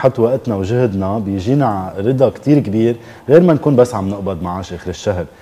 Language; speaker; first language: Arabic; native; Arabic